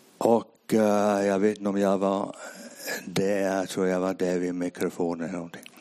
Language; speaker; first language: Swedish; non-native, fluent; English